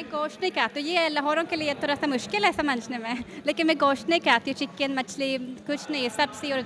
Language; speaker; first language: Hindi; non-native, learner; Swedish